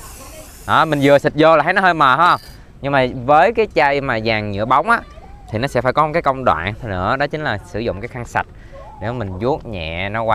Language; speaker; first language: Vietnamese; native; Vietnamese